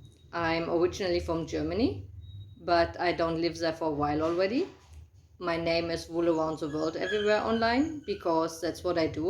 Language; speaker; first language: English; non-native, fluent; German